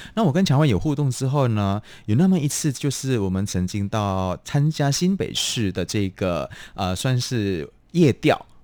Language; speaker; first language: Chinese; non-native, fluent; Indonesian